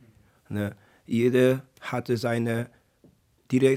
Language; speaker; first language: German; non-native, learner; Portuguese